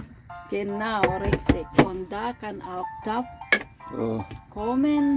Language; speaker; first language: German; non-native, learner; Filipino